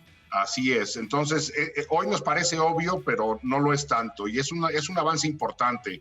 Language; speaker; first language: Spanish; native; Spanish